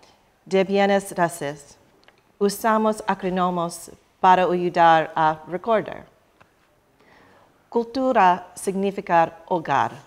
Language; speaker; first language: Spanish; non-native, learner; English